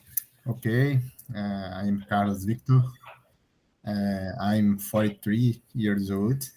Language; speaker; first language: English; non-native, learner; Portuguese